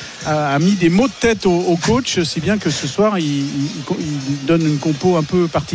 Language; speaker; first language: French; native; French